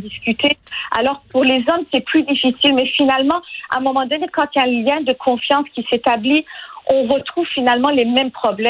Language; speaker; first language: French; non-native, fluent; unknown